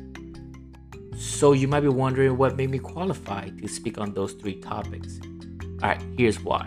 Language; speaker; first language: English; non-native, fluent; Burmese